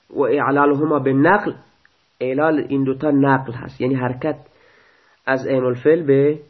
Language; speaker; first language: Persian; non-native, local second language; Baluchi